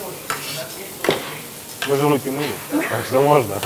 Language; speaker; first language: Russian; native; Russian